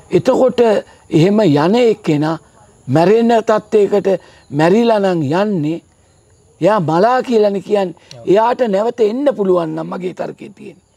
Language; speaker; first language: Sinhala; native; Sinhala